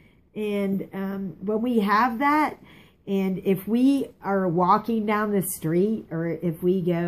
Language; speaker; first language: English; native; English